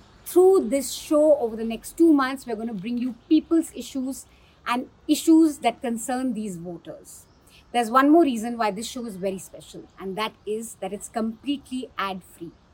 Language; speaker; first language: English; non-native, local second language; Hindi